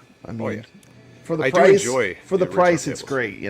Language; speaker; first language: English; native; English